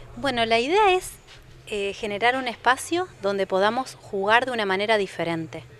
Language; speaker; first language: Spanish; native; Spanish